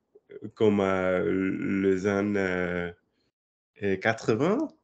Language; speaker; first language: French; non-native, learner; English